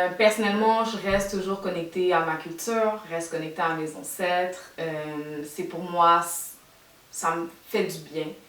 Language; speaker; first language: French; native; French